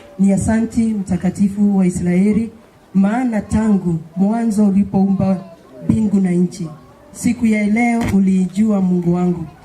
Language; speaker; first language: Swahili; non-native, local second language; Kikuyu